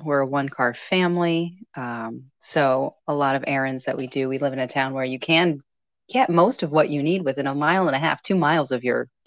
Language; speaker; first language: English; native; English